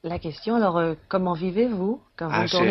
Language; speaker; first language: French; native; French